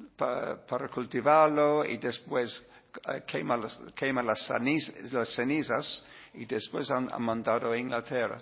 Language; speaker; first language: Spanish; non-native, learner; English